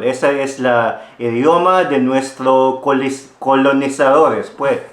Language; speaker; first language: Spanish; non-native, fluent; Filipino